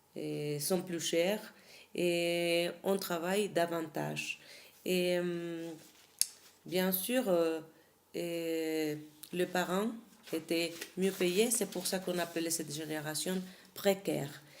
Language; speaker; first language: French; non-native, fluent; Spanish